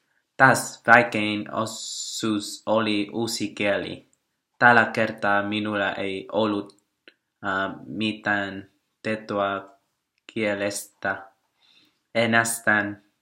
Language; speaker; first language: Finnish; non-native, learner; Vietnamese